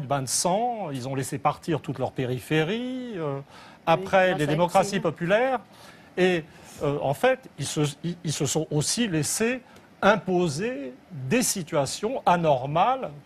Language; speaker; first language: French; native; French